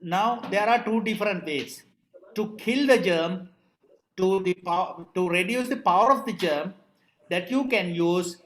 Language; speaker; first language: English; non-native, local second language; Sinhala